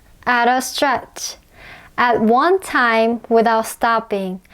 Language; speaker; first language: English; non-native, fluent; Korean